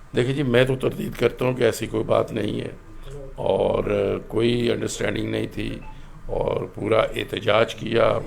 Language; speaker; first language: Urdu; non-native, local second language; Pahari-Potwari